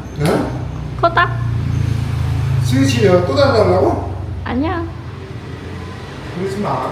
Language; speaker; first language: Korean; native; Korean